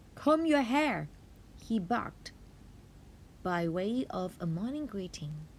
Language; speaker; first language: English; non-native, fluent; Thai